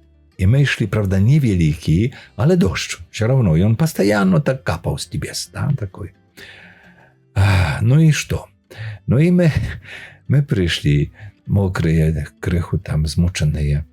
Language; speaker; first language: Polish; non-native, learner; Belarusian